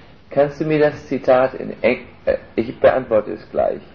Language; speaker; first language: German; native; German